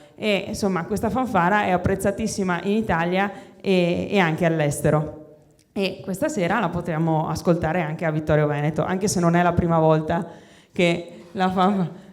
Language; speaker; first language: Italian; native; Italian